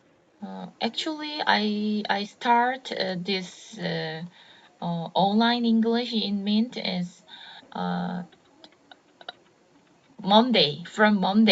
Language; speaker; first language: English; non-native, learner; Korean